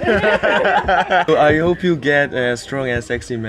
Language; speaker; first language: English; non-native, learner; Korean